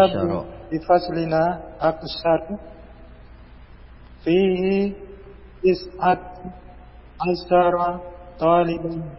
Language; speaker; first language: Arabic; non-native, learner; Indonesian